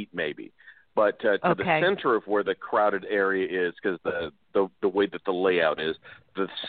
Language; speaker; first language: English; native; English